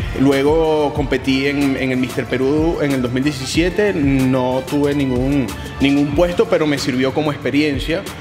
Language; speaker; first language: Spanish; native; Spanish